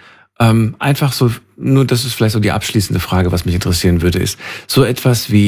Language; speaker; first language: German; native; German